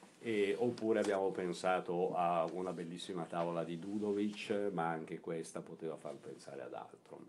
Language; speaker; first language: Italian; native; Italian